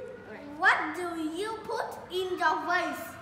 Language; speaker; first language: English; non-native, learner; Vietnamese